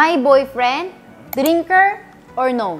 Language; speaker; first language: English; non-native, fluent; Korean